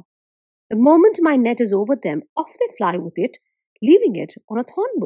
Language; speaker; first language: English; non-native, local second language; Bangla